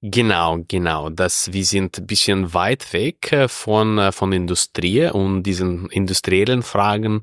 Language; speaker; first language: German; non-native, fluent; Russian